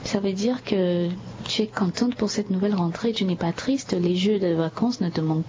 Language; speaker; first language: French; native; French